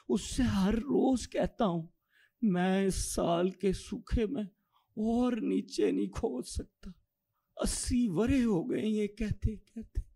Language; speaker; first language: Urdu; native; Urdu